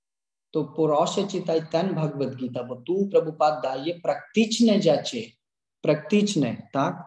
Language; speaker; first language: Polish; non-native, learner; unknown